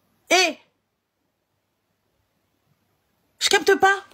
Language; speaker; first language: French; native; French